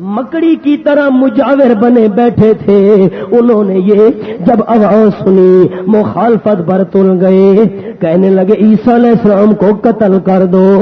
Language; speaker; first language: Urdu; non-native, local second language; Pashto